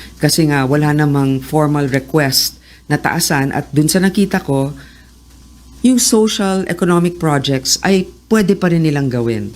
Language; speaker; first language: Filipino; native; Filipino